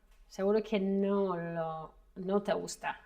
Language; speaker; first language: Spanish; non-native, fluent; English